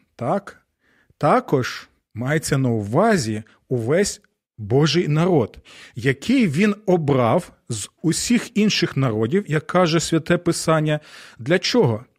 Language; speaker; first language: Ukrainian; non-native, local second language; Russian